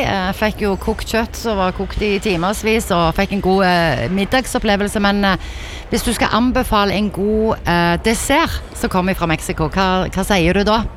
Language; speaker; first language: Norwegian; native; Norwegian